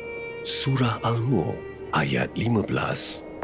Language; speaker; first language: Malay; native; Malay